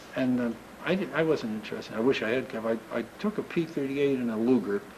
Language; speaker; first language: English; native; English